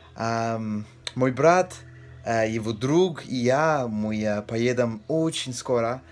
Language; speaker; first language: Russian; non-native, learner; English